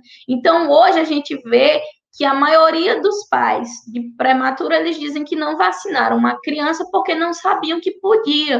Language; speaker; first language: Portuguese; native; Portuguese